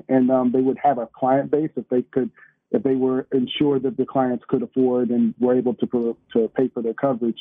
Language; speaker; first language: English; native; English